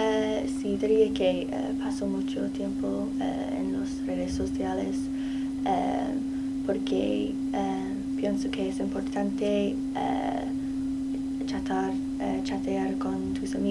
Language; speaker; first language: Spanish; non-native, learner; English